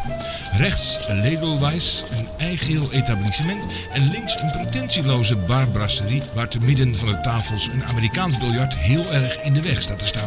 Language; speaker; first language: Dutch; native; Dutch